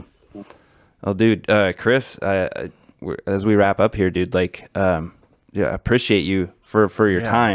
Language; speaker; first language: English; native; English